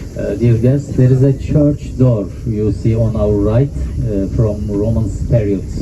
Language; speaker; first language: English; non-native, learner; Turkish